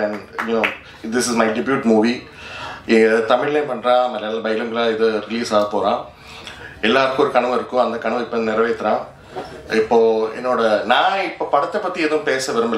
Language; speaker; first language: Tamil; non-native, learner; Malayalam